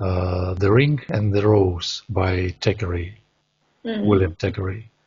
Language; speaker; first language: English; non-native, learner; Russian